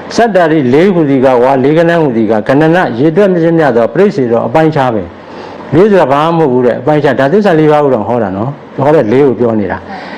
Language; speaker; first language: Burmese; native; Burmese